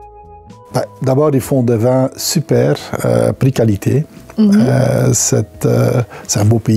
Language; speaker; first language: French; non-native, local second language; Dutch